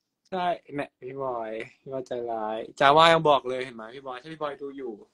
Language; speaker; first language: Thai; native; Thai